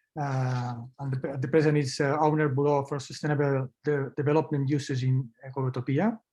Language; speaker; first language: English; non-native, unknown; Catalan